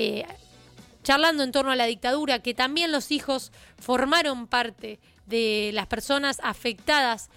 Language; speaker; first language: Spanish; native; Spanish